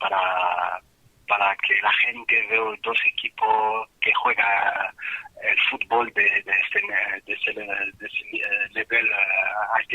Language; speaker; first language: Spanish; non-native, fluent; French